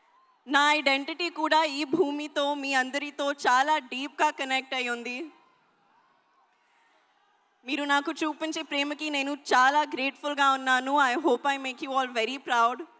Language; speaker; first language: Telugu; non-native, learner; Hindi